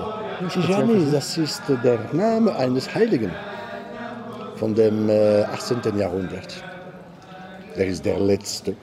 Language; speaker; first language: German; non-native, fluent; Arabic